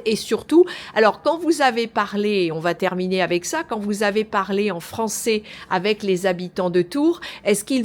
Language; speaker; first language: French; native; French